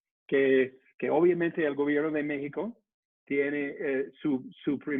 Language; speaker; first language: Spanish; non-native, fluent; English